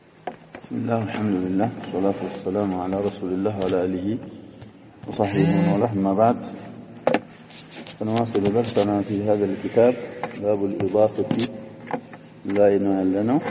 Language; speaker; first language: Arabic; non-native, fluent; Amharic